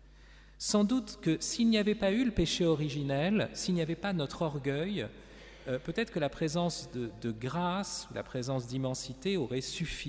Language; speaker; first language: French; native; French